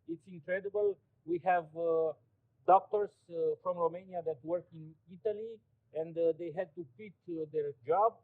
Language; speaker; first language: English; non-native, fluent; Romanian